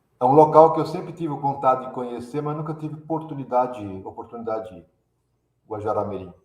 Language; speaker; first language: Portuguese; early bilingual, other home language; Italian